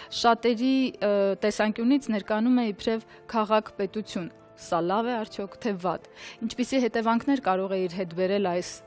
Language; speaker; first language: Armenian; native; Armenian